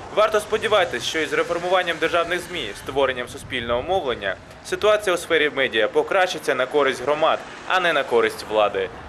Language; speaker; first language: Ukrainian; native; Ukrainian